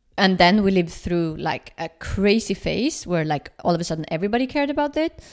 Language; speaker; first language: English; non-native, fluent; Swedish